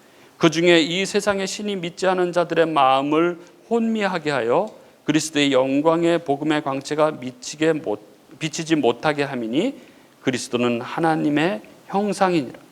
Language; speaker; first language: Korean; native; Korean